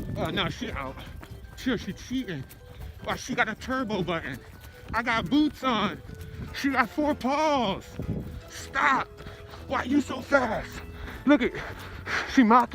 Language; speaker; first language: English; native; English